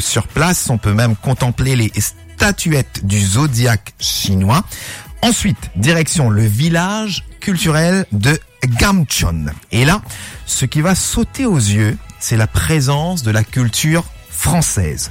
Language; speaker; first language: French; non-native, local second language; Morisyen